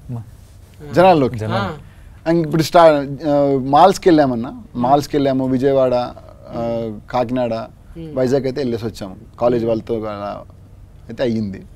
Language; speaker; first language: Telugu; native; Telugu